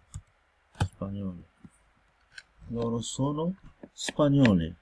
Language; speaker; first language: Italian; non-native, fluent; Arabic